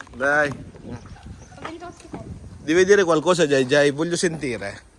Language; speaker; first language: Italian; non-native, local second language; Filipino